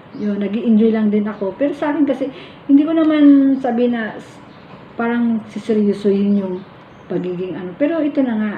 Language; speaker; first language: Filipino; non-native, local second language; Cebuano